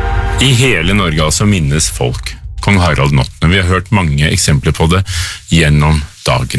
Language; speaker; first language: Norwegian; native; Norwegian